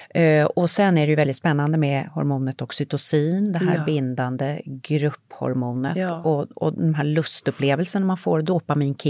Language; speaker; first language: Swedish; native; Swedish